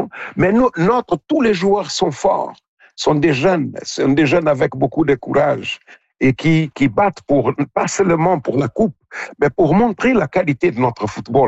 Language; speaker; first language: French; non-native, local second language; Portuguese